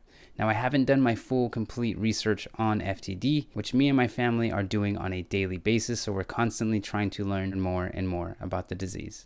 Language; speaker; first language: English; native; English